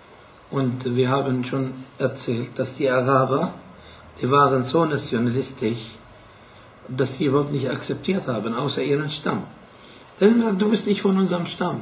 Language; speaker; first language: German; non-native, fluent; Arabic